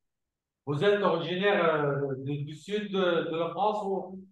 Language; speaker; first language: French; non-native, fluent; Arabic